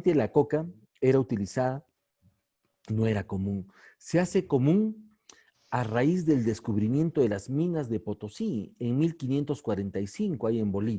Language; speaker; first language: Spanish; native; Spanish